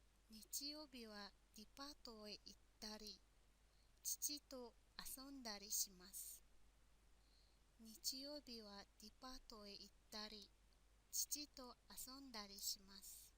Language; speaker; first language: Japanese; non-native, fluent; Mongolian